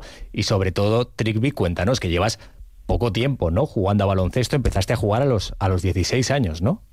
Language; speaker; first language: Spanish; native; Spanish